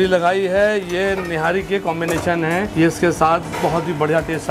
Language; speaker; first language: Hindi; native; Hindi